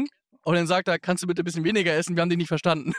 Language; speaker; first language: German; native; German